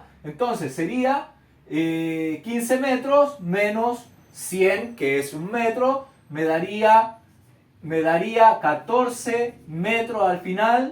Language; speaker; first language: Spanish; native; Spanish